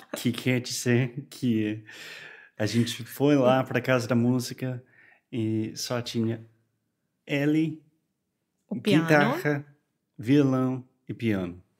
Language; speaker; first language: Portuguese; non-native, fluent; English